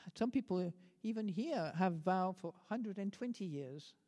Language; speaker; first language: English; non-native, fluent; French